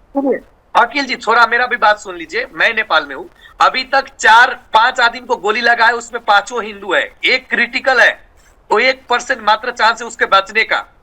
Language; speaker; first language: Hindi; non-native, fluent; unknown